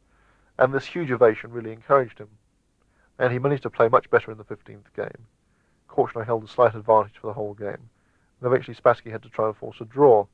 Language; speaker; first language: English; native; English